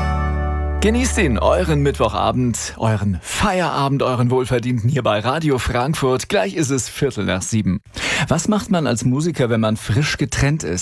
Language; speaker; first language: German; native; German